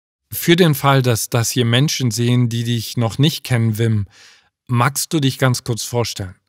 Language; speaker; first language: German; native; German